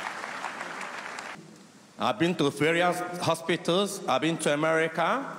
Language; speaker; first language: English; non-native, local second language; Igbo